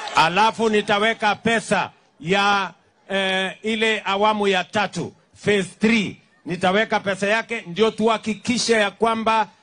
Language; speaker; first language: Swahili; non-native, local second language; Kalenjin